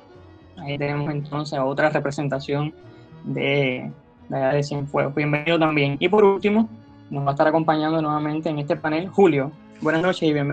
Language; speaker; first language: Spanish; native; Spanish